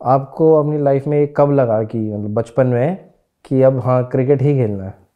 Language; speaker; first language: Hindi; native; Hindi